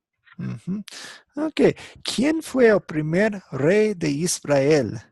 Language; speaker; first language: Spanish; non-native, fluent; English